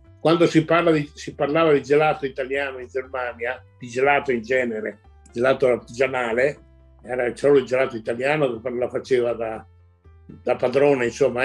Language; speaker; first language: Italian; native; Italian